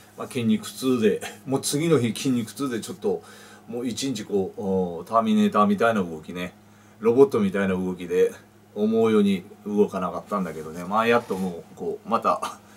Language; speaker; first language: Japanese; native; Japanese